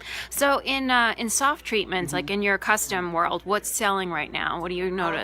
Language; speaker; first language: English; native; English